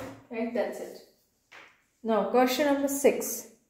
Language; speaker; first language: English; non-native, local second language; Punjabi